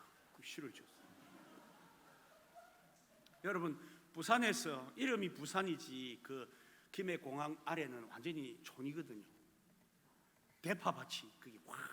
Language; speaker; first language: Korean; native; Korean